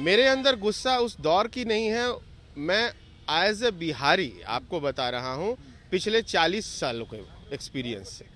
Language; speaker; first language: Hindi; native; Hindi